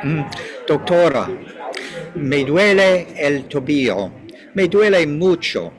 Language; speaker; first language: Spanish; non-native, learner; English